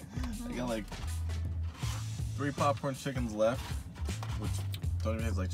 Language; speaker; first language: English; native; English